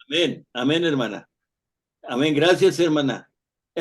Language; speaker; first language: Spanish; native; Spanish